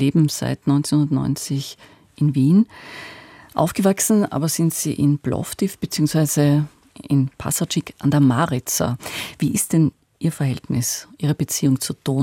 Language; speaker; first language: German; native; German